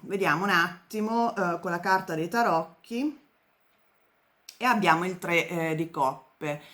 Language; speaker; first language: Italian; native; Italian